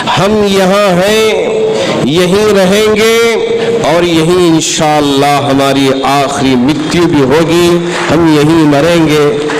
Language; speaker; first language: Urdu; native; Urdu